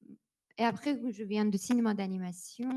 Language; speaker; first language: French; non-native, learner; Persian